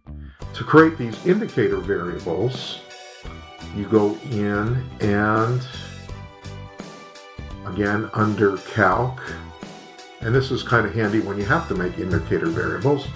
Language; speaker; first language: English; native; English